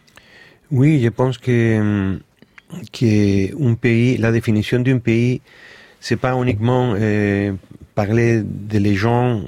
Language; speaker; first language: French; non-native, fluent; Spanish